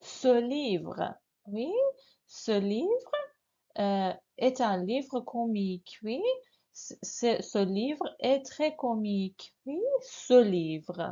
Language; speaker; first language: French; non-native, fluent; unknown